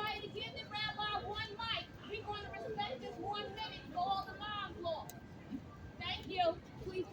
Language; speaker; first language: English; native; English